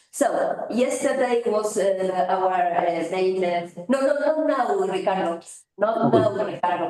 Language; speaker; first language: English; non-native, fluent; Spanish